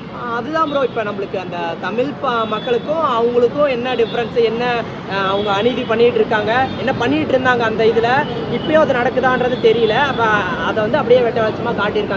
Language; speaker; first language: Tamil; native; Tamil